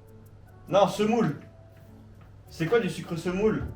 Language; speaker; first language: French; native; French